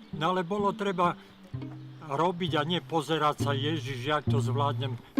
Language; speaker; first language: Slovak; native; Slovak